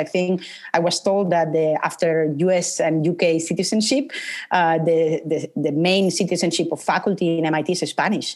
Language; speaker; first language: English; non-native, fluent; Spanish